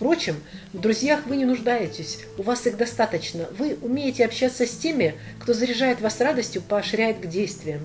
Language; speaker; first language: Russian; native; Russian